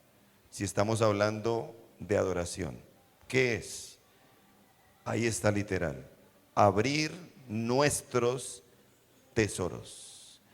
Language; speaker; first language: Spanish; native; Spanish